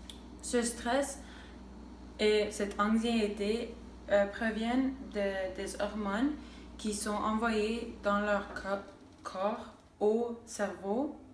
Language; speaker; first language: French; non-native, local second language; English